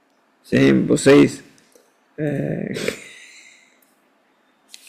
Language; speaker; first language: Portuguese; non-native, fluent; Spanish